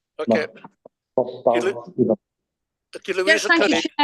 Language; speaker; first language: Welsh; native; Welsh